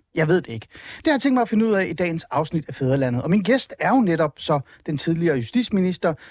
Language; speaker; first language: Danish; non-native, fluent; Persian